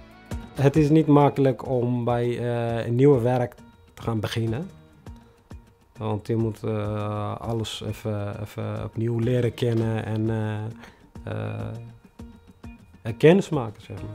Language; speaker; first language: Dutch; non-native, fluent; Tigrinya